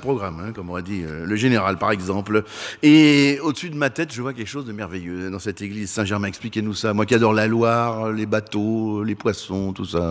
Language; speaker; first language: French; native; French